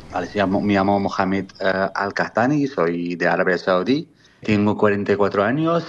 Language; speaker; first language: Spanish; non-native, fluent; Arabic